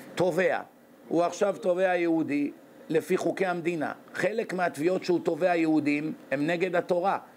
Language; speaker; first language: Hebrew; native; Hebrew